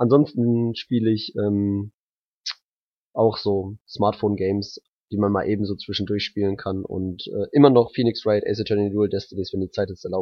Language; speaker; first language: German; native; German